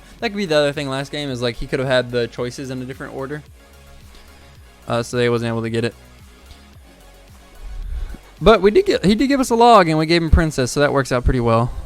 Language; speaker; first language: English; native; English